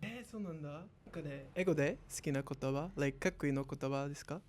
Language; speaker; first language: Japanese; non-native, learner; English